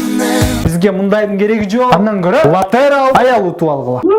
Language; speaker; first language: Kyrgyz; native; Kyrgyz